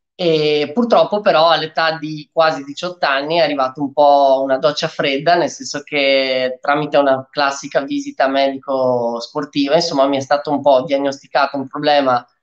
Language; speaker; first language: Italian; early bilingual, other home language; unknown